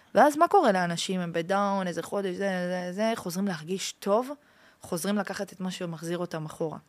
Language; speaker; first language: Hebrew; early bilingual, heritage; French